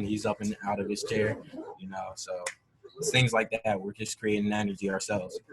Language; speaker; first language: English; native; English